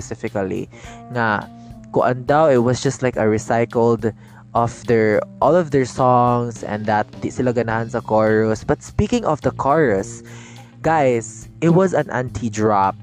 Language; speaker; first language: English; non-native, local second language; Cebuano